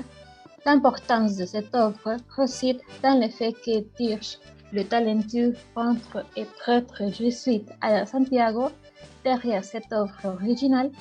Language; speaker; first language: French; non-native, learner; Spanish